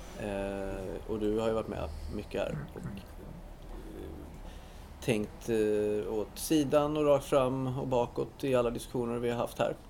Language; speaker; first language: Swedish; native; Swedish